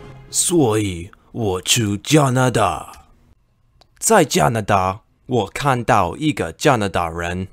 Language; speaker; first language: Chinese; non-native, learner; English